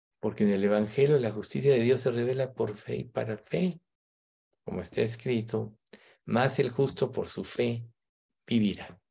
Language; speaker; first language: Spanish; native; Spanish